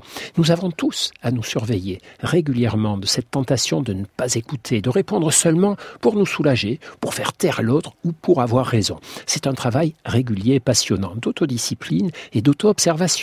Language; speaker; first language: French; native; French